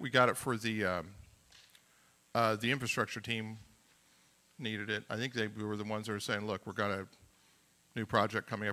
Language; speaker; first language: English; native; English